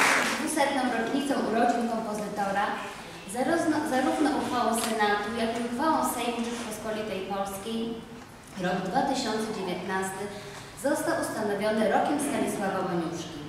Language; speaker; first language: Polish; native; Polish